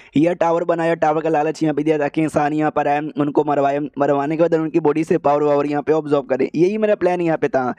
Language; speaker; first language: Hindi; native; Hindi